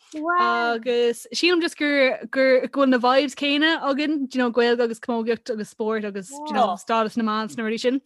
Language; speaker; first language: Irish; non-native, local second language; English